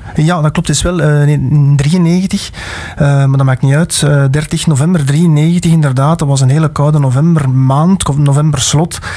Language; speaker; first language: Dutch; native; Dutch